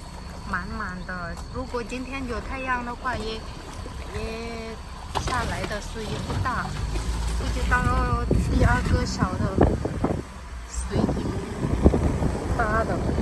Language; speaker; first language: Chinese; non-native, fluent; Lao